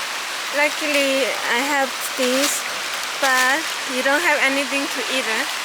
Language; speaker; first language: English; non-native, learner; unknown